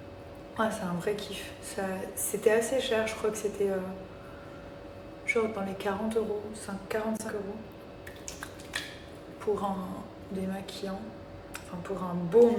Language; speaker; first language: French; native; French